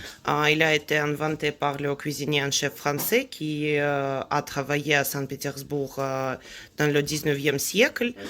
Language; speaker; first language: French; non-native, fluent; Russian